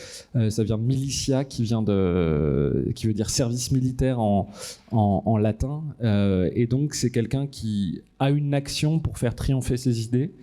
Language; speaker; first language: French; native; French